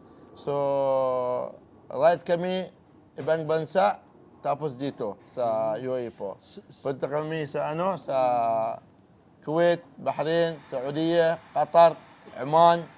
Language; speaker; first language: Filipino; non-native, learner; Arabic